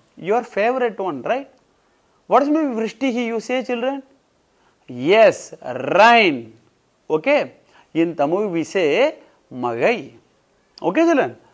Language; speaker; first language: English; non-native, local second language; Tamil